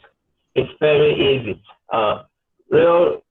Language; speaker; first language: English; non-native, learner; Chinese